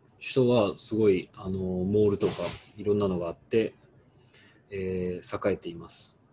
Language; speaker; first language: Japanese; native; Japanese